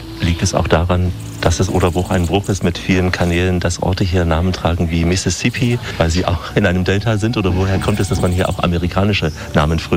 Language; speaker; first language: German; native; German